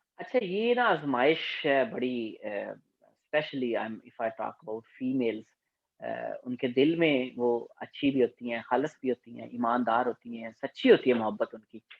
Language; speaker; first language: Urdu; non-native, local second language; Punjabi